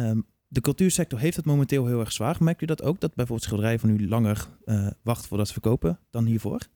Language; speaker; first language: Dutch; native; Dutch